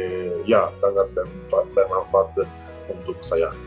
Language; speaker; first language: Indonesian; non-native, learner; Italian